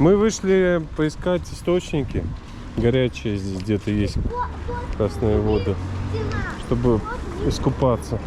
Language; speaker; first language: Russian; native; Russian